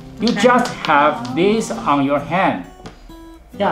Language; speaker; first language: English; non-native, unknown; Chinese